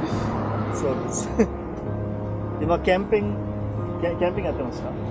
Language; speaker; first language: Japanese; non-native, fluent; Hindi